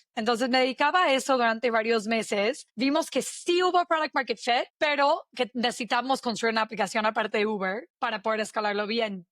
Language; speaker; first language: Spanish; non-native, fluent; English